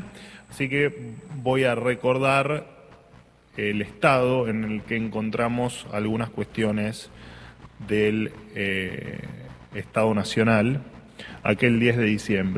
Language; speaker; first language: Spanish; native; Spanish